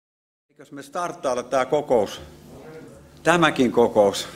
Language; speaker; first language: Finnish; native; Finnish